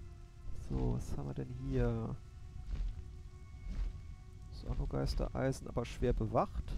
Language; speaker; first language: German; native; German